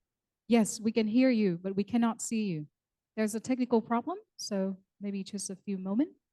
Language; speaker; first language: English; non-native, local second language; Vietnamese